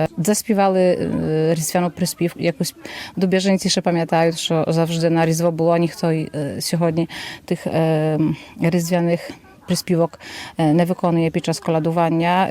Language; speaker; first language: Ukrainian; early bilingual, heritage; Ukrainian